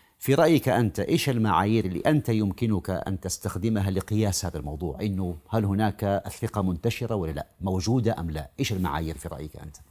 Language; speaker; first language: Arabic; native; Arabic